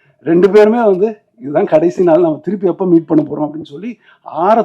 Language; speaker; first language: Tamil; native; Tamil